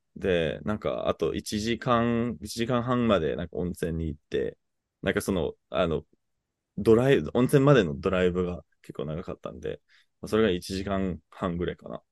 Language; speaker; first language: Japanese; native; Japanese